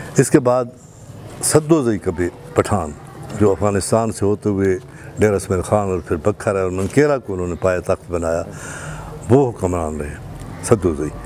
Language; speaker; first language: Urdu; non-native, local second language; Saraiki